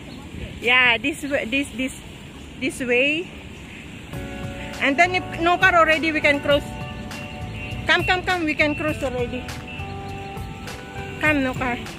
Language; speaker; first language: English; non-native, learner; Filipino